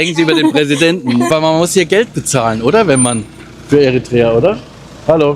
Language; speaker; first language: German; native; German